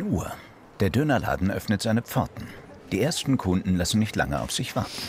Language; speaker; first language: German; native; German